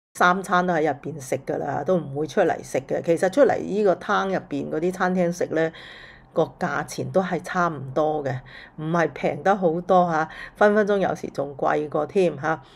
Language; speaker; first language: Cantonese; early bilingual, heritage; Cantonese